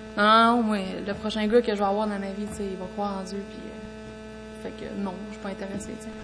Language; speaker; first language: French; native; French